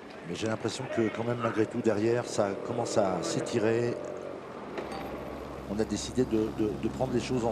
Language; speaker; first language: French; native; French